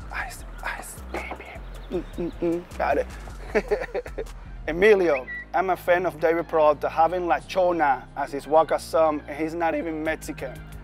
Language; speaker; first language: English; non-native, fluent; Spanish